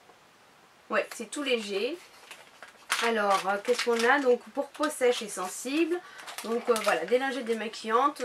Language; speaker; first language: French; native; French